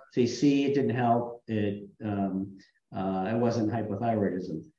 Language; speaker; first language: English; native; English